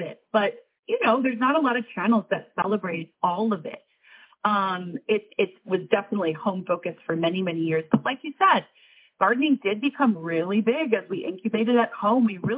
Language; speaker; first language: English; native; English